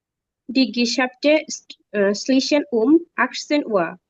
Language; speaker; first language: German; non-native, learner; Bangla